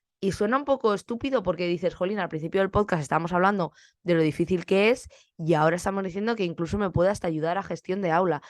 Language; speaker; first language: Spanish; native; Spanish